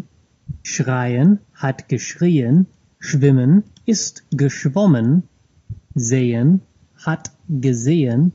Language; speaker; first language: German; non-native, fluent; English